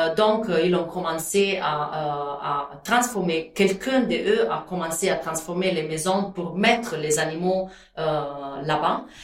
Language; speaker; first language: French; non-native, fluent; Italian